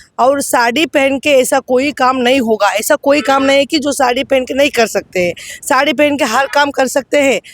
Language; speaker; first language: Hindi; non-native, local second language; Tamil